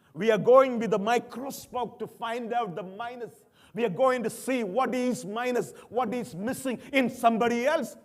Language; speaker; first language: English; non-native, local second language; Malayalam